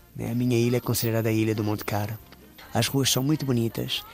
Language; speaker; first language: Portuguese; non-native, local second language; Kabuverdianu